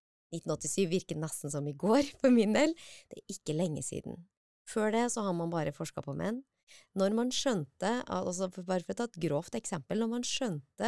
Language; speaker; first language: Norwegian; native; Norwegian